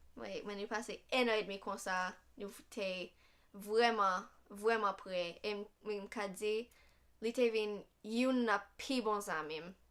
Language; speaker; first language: Haitian Creole; non-native, fluent; English